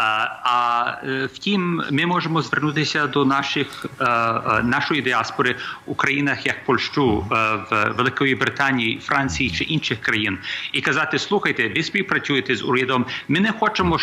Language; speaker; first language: Ukrainian; early bilingual, heritage; Ukrainian